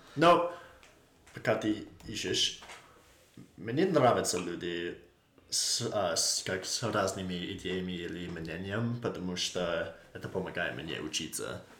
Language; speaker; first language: Russian; non-native, learner; English